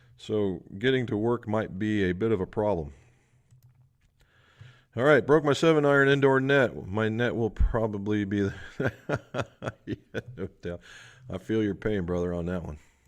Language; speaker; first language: English; native; English